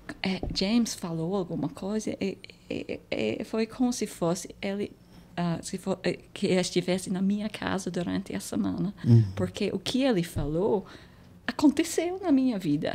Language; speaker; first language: Portuguese; non-native, fluent; English